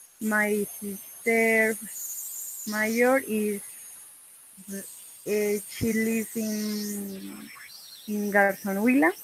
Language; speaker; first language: English; non-native, learner; Spanish